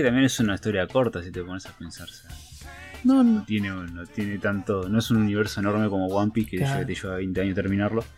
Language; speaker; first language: Spanish; native; Spanish